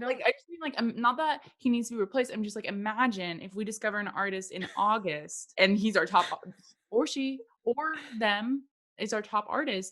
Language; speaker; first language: English; native; English